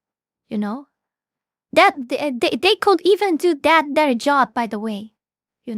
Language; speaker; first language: English; non-native, fluent; Portuguese